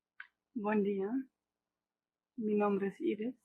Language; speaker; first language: Spanish; non-native, fluent; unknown